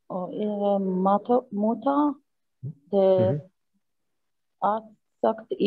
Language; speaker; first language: German; non-native, learner; Arabic